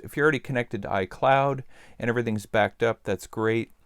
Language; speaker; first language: English; native; English